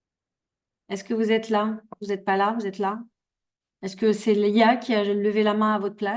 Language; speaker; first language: French; native; French